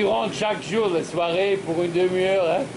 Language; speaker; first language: French; non-native, learner; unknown